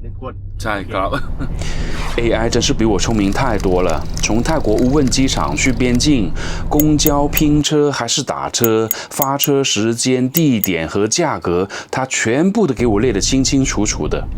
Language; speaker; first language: Chinese; native; Chinese